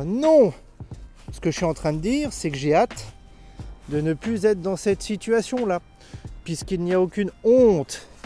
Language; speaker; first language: French; native; French